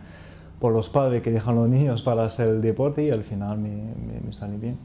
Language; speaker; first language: Spanish; non-native, fluent; French